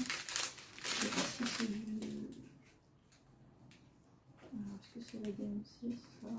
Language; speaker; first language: French; native; French